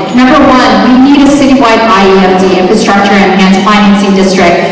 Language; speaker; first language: English; native; English